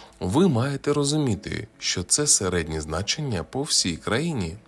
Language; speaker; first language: Ukrainian; native; Ukrainian